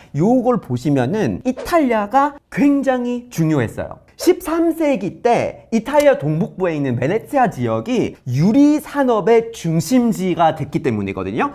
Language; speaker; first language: Korean; non-native, fluent; English